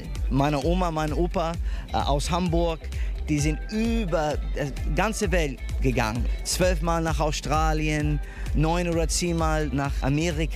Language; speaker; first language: German; early bilingual, heritage; English